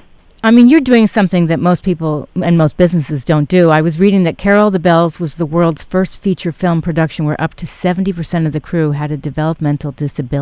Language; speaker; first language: English; native; English